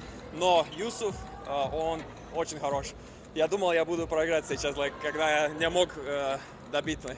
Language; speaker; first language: Russian; non-native, learner; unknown